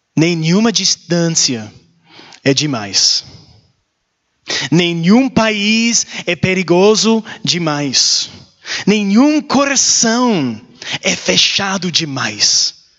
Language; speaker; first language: Portuguese; non-native, learner; English